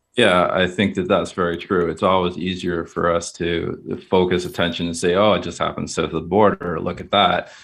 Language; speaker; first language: English; native; English